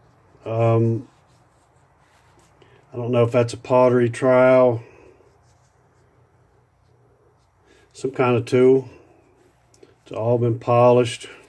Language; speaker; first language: English; native; English